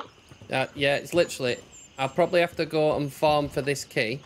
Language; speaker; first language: English; native; English